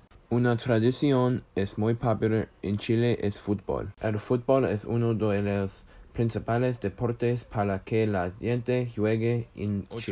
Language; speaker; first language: Spanish; non-native, learner; English